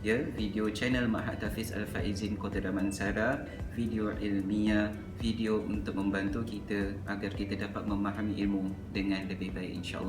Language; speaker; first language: Malay; native; Malay